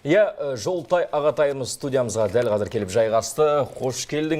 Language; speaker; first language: Kazakh; native; Kazakh